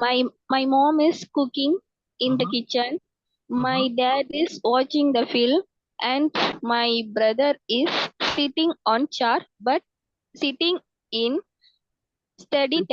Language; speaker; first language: English; non-native, learner; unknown